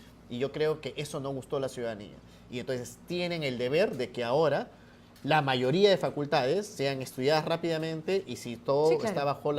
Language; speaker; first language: Spanish; native; Spanish